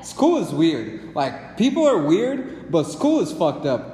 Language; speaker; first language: English; non-native, fluent; Portuguese